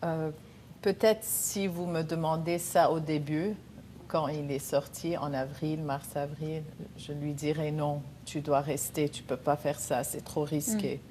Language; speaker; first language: French; non-native, local second language; Arabic